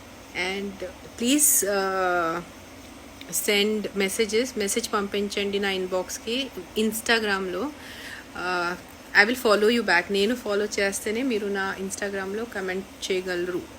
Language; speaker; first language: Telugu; non-native, local second language; Marathi